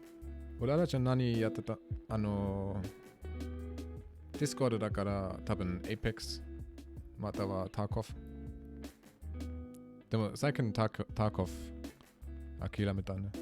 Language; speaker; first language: Japanese; non-native, learner; German